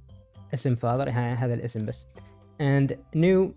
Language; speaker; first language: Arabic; native; Arabic